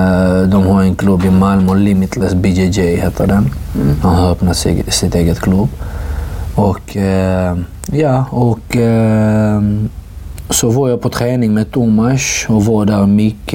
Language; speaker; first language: Swedish; non-native, fluent; Georgian